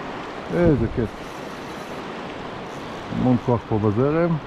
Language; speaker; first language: Hebrew; native; Hebrew